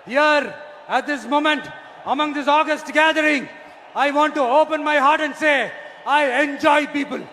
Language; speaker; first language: English; non-native, local second language; Tamil